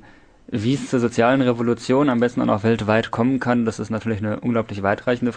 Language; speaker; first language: German; native; German